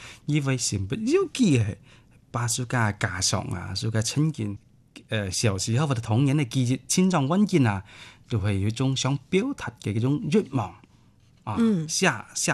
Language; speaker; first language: Cantonese; non-native, local second language; Hakka Chinese